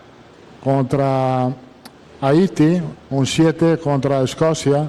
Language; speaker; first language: Portuguese; non-native, fluent; Italian